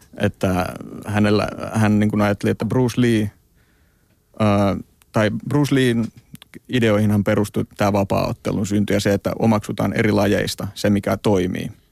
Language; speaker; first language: Finnish; native; Finnish